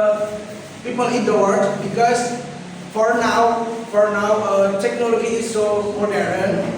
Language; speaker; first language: English; non-native, learner; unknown